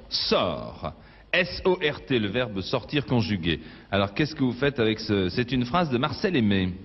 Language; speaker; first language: French; native; French